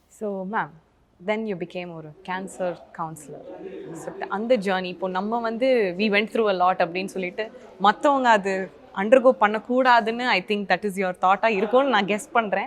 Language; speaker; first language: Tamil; native; Tamil